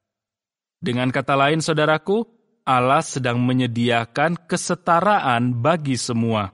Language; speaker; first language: Indonesian; native; Indonesian